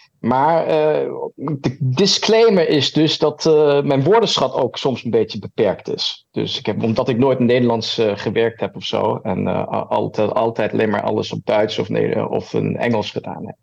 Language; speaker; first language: Dutch; early bilingual, heritage; German